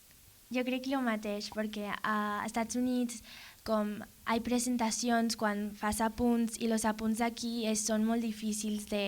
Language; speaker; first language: Catalan; non-native, learner; English